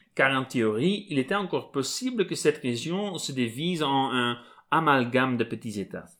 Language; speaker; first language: French; non-native, local second language; Dutch